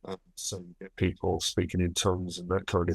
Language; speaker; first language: English; native; English